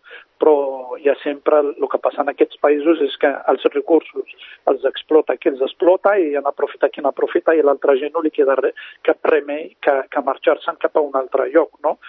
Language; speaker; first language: Catalan; non-native, fluent; Berber languages